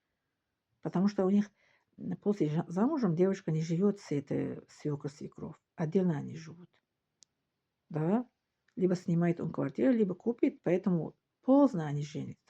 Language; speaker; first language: Russian; non-native, local second language; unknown